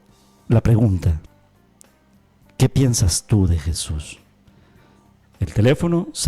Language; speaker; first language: Spanish; native; Spanish